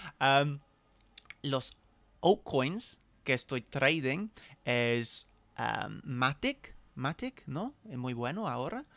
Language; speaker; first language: Spanish; non-native, learner; English